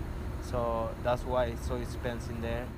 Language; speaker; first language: English; non-native, learner; Spanish